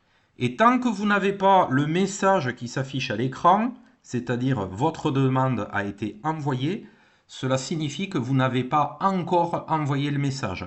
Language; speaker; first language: French; native; French